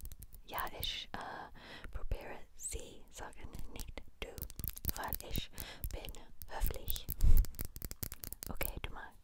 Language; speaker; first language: German; non-native, learner; English